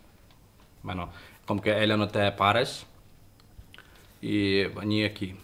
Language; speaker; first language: Catalan; non-native, learner; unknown